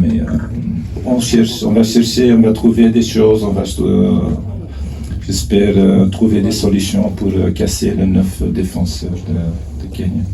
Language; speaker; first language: French; non-native, fluent; Dutch